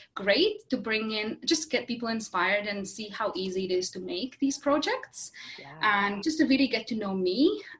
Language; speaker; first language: English; non-native, fluent; Latvian